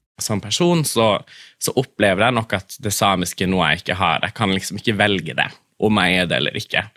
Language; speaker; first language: Norwegian; non-native, local second language; Northern Sami